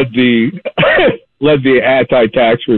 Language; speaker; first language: English; native; English